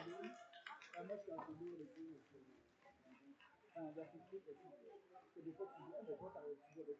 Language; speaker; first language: French; native; French